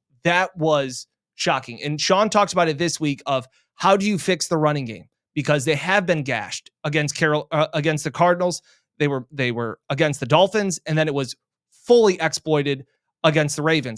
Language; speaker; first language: English; native; English